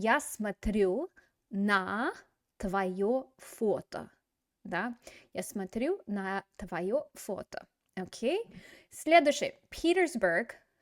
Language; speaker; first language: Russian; non-native, fluent; English